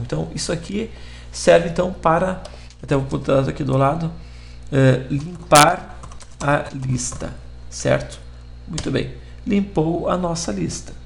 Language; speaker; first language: Portuguese; native; Portuguese